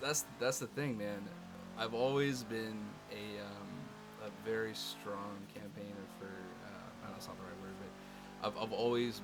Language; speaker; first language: English; native; English